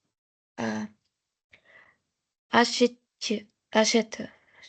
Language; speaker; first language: French; non-native, learner; Arabic